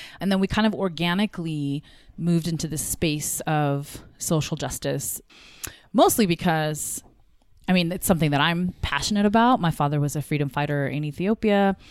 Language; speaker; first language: English; early bilingual, other home language; Tigrinya